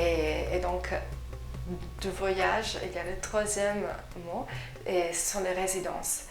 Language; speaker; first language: French; non-native, fluent; Italian